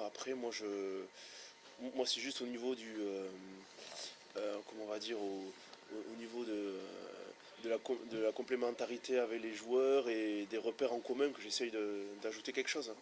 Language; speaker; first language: French; native; French